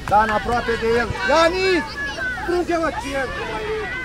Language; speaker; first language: Romanian; native; Romanian